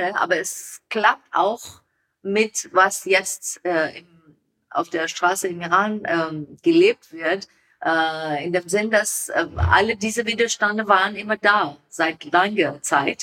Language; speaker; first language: German; non-native, learner; Persian